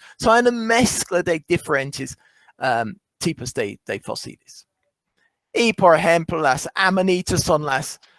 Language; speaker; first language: Spanish; non-native, fluent; English